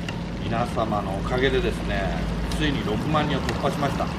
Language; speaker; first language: Japanese; native; Japanese